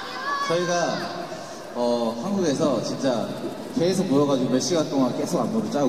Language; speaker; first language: Korean; native; Korean